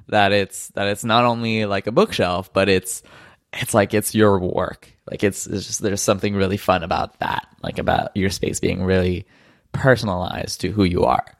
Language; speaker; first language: English; native; English